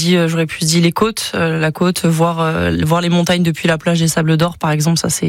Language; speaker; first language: French; native; French